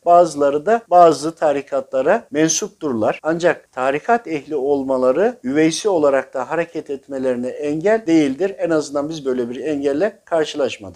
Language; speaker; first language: Turkish; native; Turkish